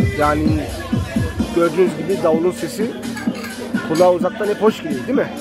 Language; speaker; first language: Turkish; early bilingual, heritage; German